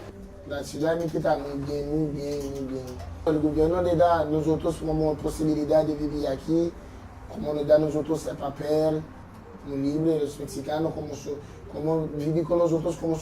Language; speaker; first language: Spanish; non-native, learner; Haitian Creole